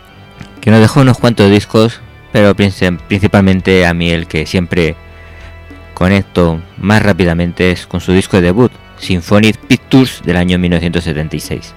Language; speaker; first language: Spanish; native; Spanish